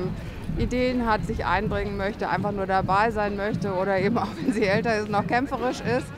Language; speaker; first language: German; native; German